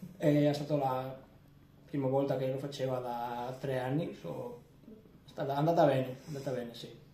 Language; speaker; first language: Italian; non-native, learner; Spanish